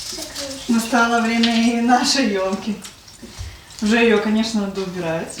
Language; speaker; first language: Russian; native; Russian